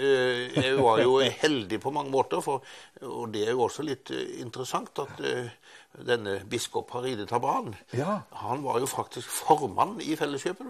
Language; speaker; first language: Norwegian; native; Norwegian